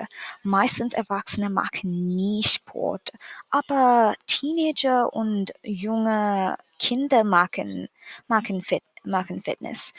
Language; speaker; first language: German; non-native, learner; English